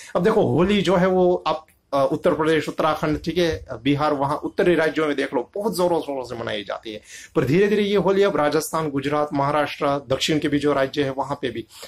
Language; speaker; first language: Hindi; non-native, local second language; Gujarati